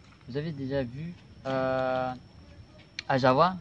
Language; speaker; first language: French; non-native, learner; Indonesian